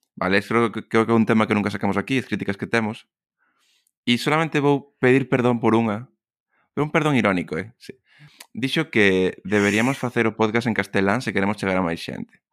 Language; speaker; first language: Galician; non-native, local second language; Spanish